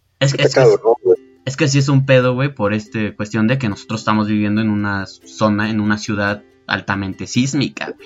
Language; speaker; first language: Spanish; native; Spanish